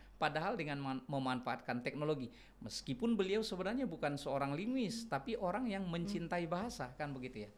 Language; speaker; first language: Indonesian; non-native, local second language; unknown